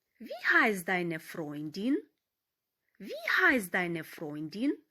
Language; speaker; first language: German; non-native, fluent; Ukrainian